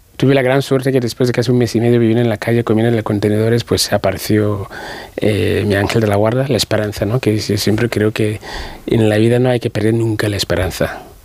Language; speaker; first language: Spanish; non-native, fluent; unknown